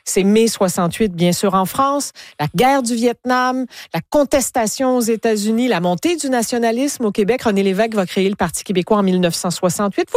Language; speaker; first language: French; native; French